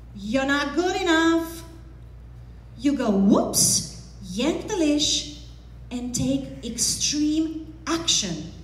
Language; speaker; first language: English; non-native, fluent; Romanian